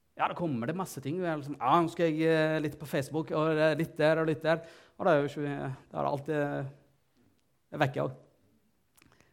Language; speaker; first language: Norwegian; non-native, fluent; Tigrinya